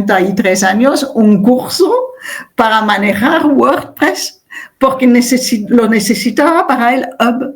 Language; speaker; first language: Spanish; non-native, fluent; French